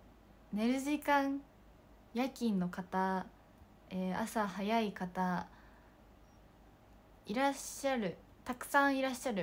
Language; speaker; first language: Japanese; native; Japanese